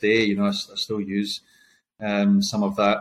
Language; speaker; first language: English; native; English